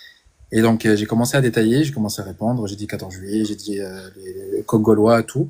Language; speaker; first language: French; non-native, fluent; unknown